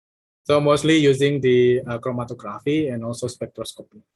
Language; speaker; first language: English; non-native, fluent; Indonesian